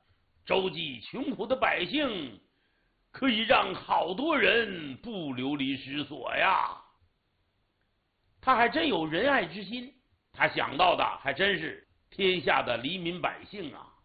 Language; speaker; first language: Chinese; native; Chinese